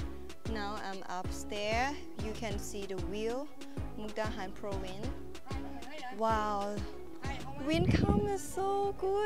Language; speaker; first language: English; non-native, learner; Thai